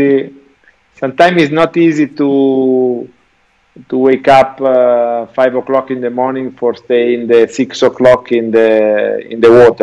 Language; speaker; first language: English; non-native, learner; Italian